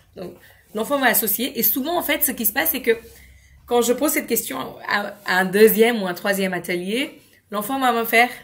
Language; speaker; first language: French; non-native, fluent; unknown